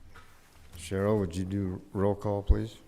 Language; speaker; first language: English; native; English